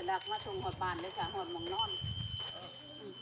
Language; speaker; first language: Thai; non-native, local second language; Lao